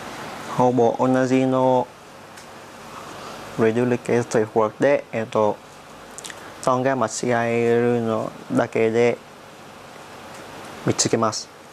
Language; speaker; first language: Japanese; non-native, learner; Vietnamese